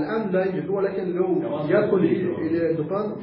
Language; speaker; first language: Arabic; non-native, learner; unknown